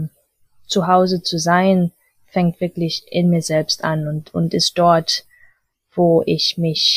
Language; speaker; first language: German; early bilingual, heritage; German